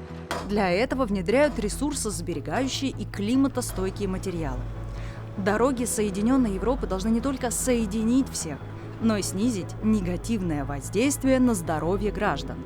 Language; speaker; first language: Russian; native; Russian